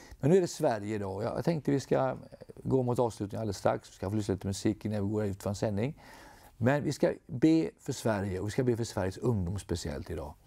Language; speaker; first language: Swedish; native; Swedish